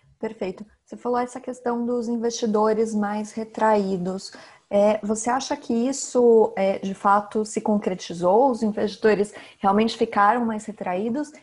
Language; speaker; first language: Portuguese; native; Portuguese